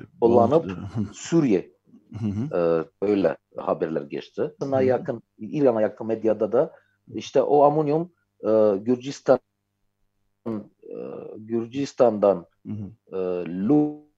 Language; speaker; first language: Turkish; non-native, fluent; Armenian